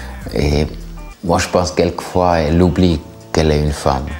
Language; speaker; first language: French; non-native, learner; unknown